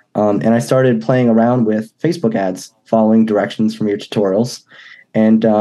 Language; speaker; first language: English; native; English